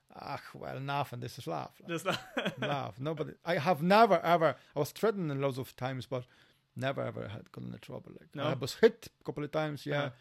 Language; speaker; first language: English; non-native, fluent; Polish